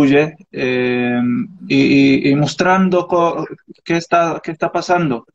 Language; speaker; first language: Spanish; non-native, learner; Arabic